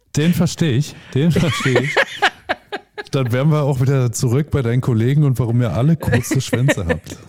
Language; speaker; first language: German; native; German